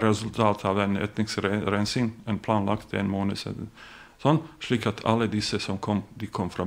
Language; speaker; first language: Norwegian; non-native, fluent; Bosnian